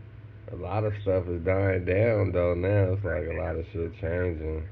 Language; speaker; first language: English; native; English